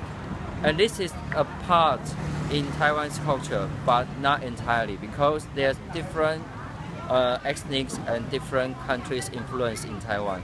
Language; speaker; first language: English; non-native, fluent; Chinese